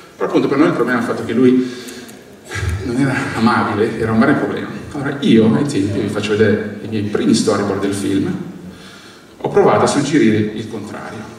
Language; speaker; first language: Italian; native; Italian